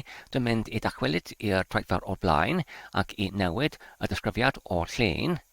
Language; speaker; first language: Welsh; non-native, learner; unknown